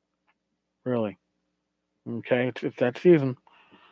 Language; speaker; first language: English; native; English